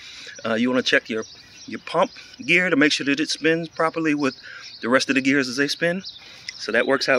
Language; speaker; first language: English; native; English